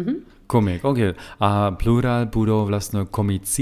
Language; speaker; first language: Czech; non-native, learner; German